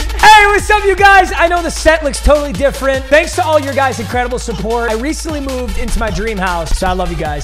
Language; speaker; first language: English; native; English